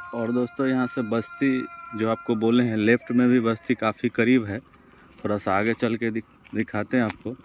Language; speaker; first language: Hindi; native; Hindi